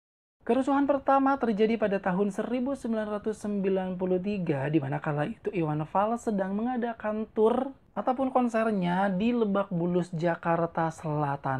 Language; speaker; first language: Indonesian; native; Indonesian